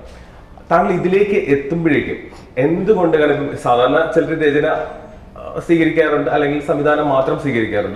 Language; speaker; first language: Malayalam; native; Malayalam